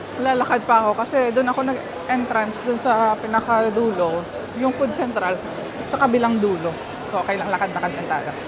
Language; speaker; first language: Filipino; non-native, local second language; Hiligaynon